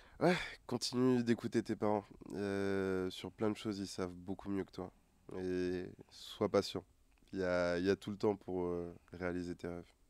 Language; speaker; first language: French; non-native, local second language; Wolof